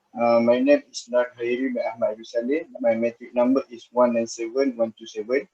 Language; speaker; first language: English; non-native, learner; Malay